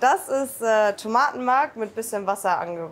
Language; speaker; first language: German; native; German